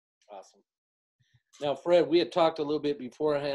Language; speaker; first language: English; native; English